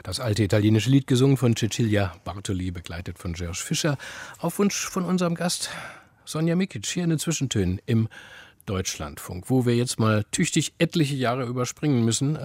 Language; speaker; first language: German; native; German